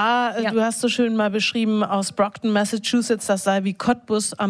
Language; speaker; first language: German; native; German